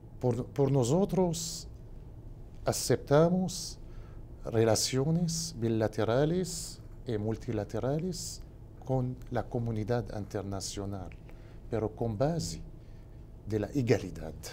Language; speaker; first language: Spanish; non-native, learner; Arabic